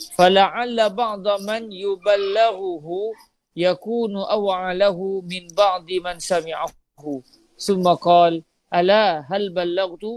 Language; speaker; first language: Arabic; non-native, fluent; Malay